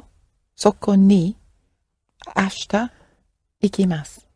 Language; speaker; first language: Japanese; non-native, learner; English